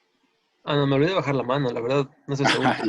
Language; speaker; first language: Spanish; native; Spanish